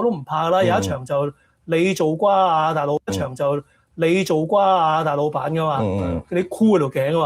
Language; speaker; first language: Chinese; native; Chinese